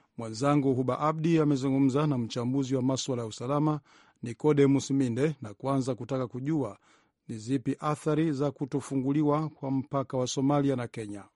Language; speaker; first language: Swahili; non-native, local second language; Rundi